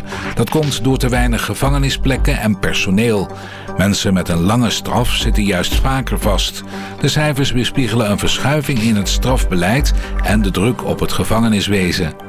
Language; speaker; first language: Dutch; native; Dutch